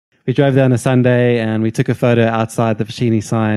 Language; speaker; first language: English; native; English